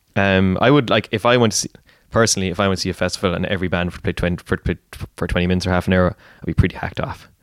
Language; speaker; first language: English; native; English